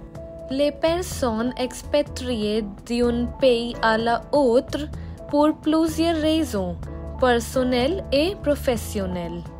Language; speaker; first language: French; non-native, learner; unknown